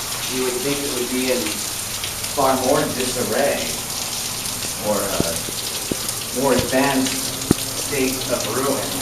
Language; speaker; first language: English; native; English